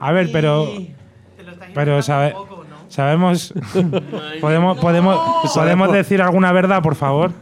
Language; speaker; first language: Spanish; native; Spanish